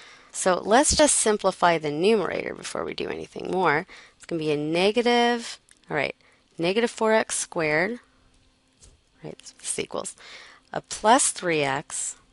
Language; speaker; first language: English; native; English